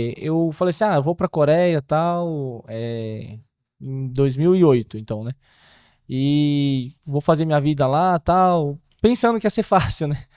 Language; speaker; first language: Portuguese; early bilingual, other home language; Korean